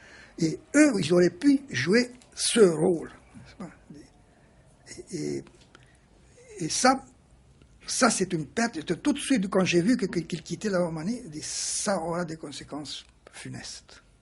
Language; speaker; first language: French; non-native, fluent; Romanian